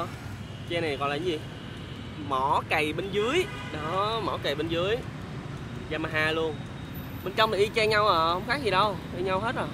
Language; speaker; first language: Vietnamese; native; Vietnamese